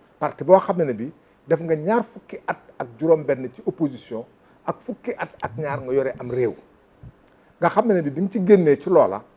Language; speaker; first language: Wolof; non-native, local second language; Fula